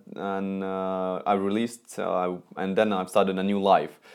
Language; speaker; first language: English; non-native, fluent; Russian